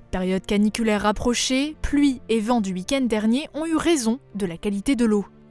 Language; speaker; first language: French; native; French